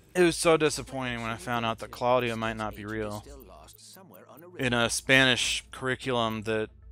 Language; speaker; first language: English; native; English